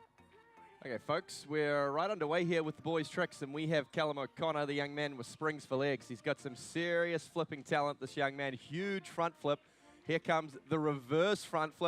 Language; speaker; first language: English; native; English